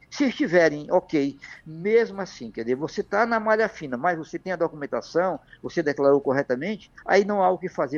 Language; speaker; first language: Portuguese; native; Portuguese